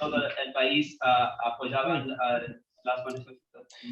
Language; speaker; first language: Spanish; non-native, learner; English